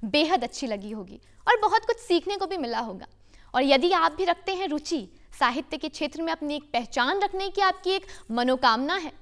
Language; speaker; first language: Hindi; native; Hindi